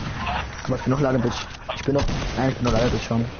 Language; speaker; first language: German; native; German